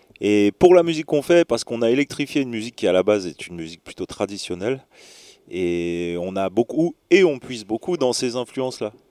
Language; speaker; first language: French; native; French